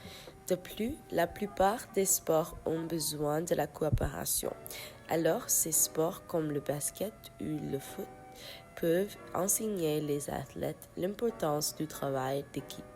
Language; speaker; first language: French; non-native, learner; English